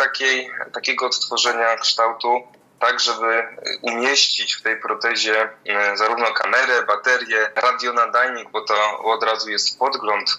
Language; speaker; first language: Polish; native; Polish